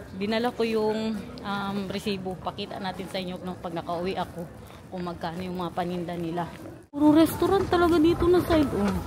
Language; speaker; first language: Filipino; non-native, local second language; Cebuano